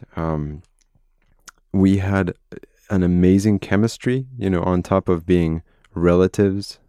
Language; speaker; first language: English; non-native, fluent; French